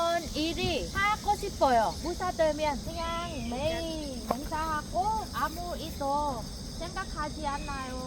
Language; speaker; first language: Korean; non-native, local second language; Vietnamese